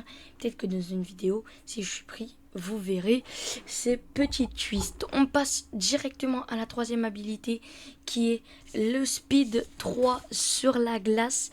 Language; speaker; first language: French; native; French